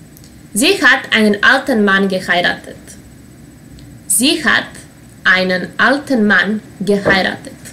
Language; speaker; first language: German; non-native, fluent; Serbian